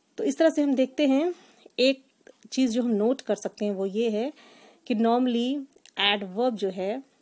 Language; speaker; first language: Hindi; native; Hindi